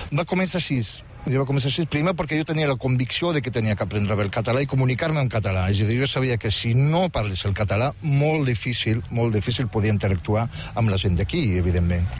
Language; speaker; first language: Catalan; non-native, fluent; Riffian